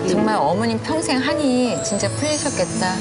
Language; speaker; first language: Korean; native; Korean